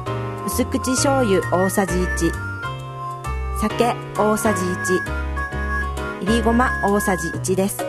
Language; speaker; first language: Japanese; native; Japanese